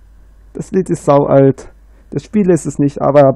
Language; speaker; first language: German; native; German